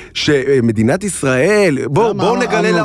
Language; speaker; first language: Hebrew; native; Hebrew